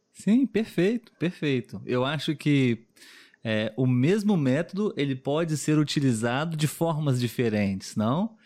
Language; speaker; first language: Portuguese; native; Portuguese